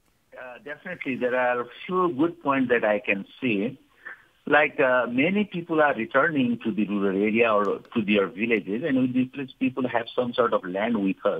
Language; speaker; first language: English; non-native, fluent; Nepali